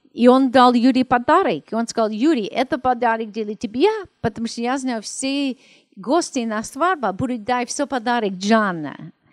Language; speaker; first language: Russian; non-native, learner; English